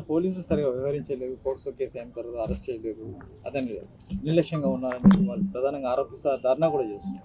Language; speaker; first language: Telugu; native; Telugu